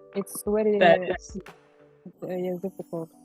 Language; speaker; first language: English; non-native, learner; Russian